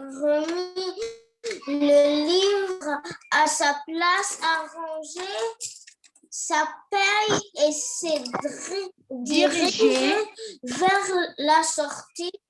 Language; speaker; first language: French; non-native, learner; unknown